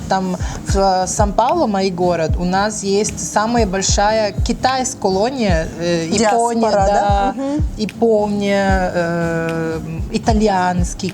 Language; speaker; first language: Russian; non-native, learner; Portuguese